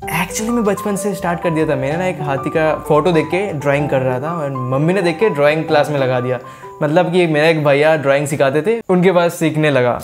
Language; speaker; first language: Hindi; non-native, local second language; Bangla